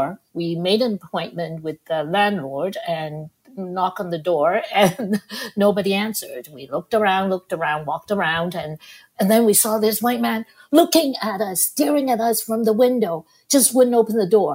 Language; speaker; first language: English; non-native, local second language; Cantonese